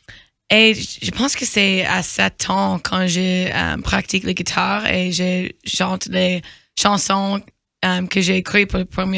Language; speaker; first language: French; non-native, learner; English